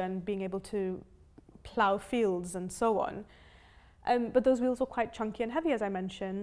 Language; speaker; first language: English; non-native, local second language; Hindi